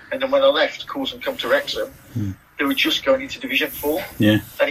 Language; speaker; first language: English; native; English